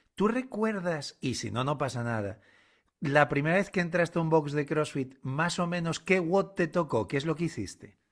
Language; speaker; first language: Spanish; native; Spanish